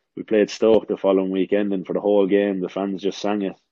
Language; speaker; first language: English; native; English